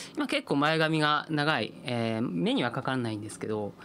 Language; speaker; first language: Japanese; native; Japanese